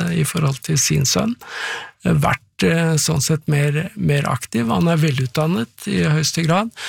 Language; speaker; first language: Norwegian; native; Norwegian